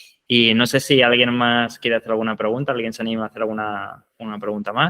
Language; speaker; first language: Spanish; native; Spanish